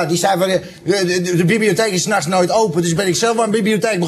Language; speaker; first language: Dutch; native; Dutch